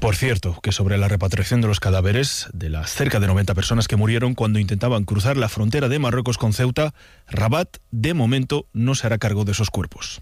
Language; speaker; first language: Spanish; native; Spanish